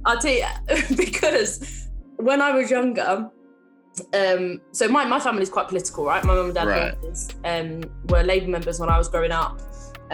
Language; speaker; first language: English; native; English